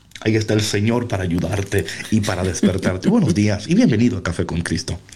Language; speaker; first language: Spanish; early bilingual, heritage; Spanish